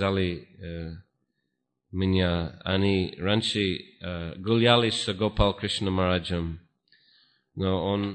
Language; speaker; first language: Russian; non-native, fluent; English